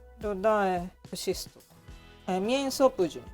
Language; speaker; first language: Polish; non-native, learner; Japanese